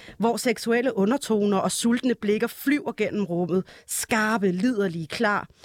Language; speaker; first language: Danish; early bilingual, other home language; Arabic